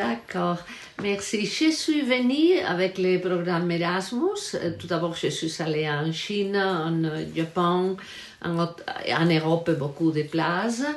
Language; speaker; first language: French; non-native, learner; Galician